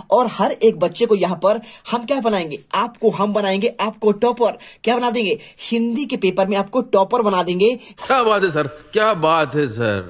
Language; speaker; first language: Hindi; native; Hindi